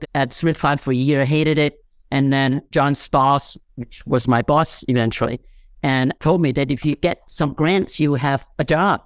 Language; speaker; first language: English; non-native, local second language; Cantonese